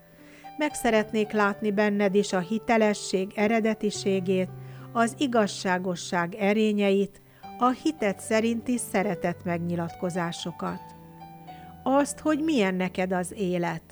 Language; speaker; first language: Hungarian; native; Hungarian